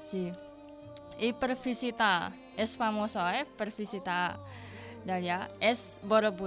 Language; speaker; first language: Catalan; non-native, learner; Indonesian